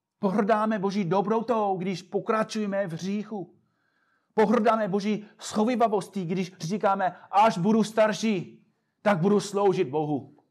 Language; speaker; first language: Czech; non-native, fluent; English